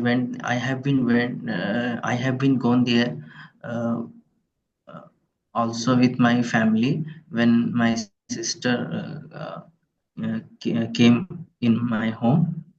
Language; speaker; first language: English; non-native, learner; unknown